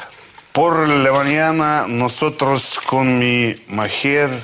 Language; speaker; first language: Spanish; non-native, learner; Russian